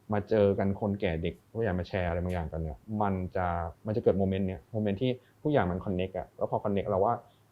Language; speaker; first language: Thai; native; Thai